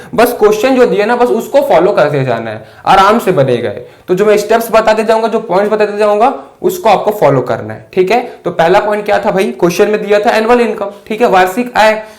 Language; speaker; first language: Hindi; native; Hindi